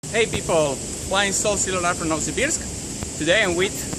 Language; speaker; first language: English; non-native, fluent; Italian